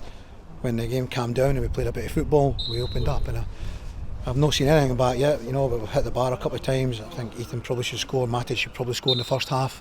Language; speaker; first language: English; native; English